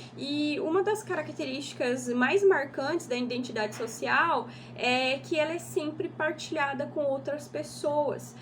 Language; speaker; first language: Portuguese; native; Portuguese